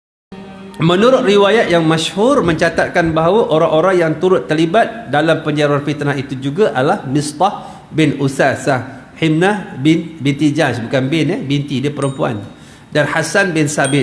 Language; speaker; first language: Malay; native; Malay